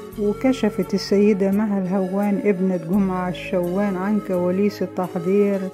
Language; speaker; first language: Arabic; native; Arabic